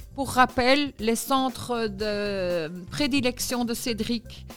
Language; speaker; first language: French; native; French